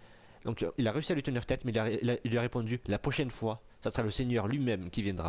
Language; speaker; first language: French; native; French